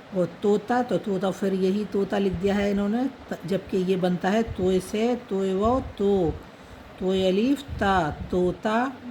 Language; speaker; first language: Hindi; native; Hindi